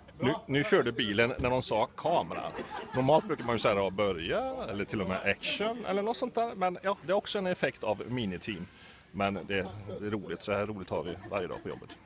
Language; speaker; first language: Swedish; native; Swedish